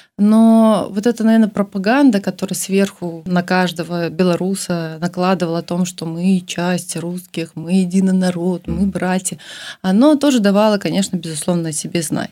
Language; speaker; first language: Russian; native; Russian